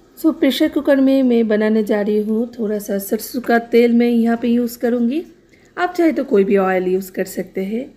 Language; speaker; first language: Hindi; non-native, local second language; Bangla